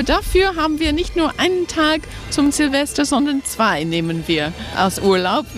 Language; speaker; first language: German; non-native, fluent; English